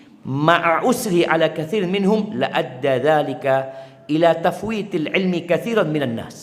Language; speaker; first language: Arabic; non-native, fluent; Indonesian